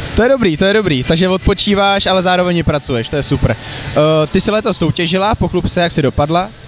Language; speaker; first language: Czech; native; Czech